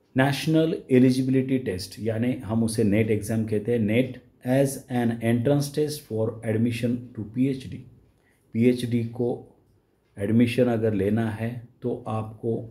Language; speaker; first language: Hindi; non-native, local second language; Marathi